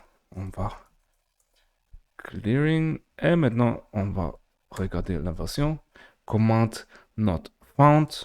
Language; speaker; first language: French; non-native, learner; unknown